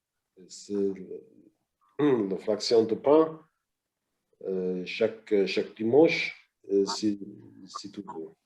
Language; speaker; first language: French; non-native, learner; English